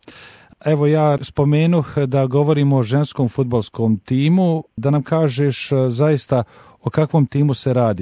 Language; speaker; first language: Serbian; native; Serbian